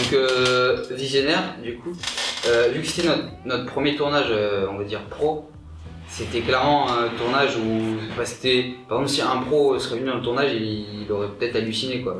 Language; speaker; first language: French; native; French